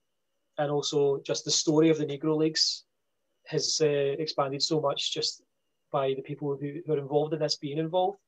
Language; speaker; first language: English; native; English